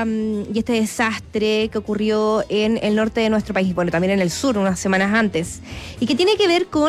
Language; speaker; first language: Spanish; native; Spanish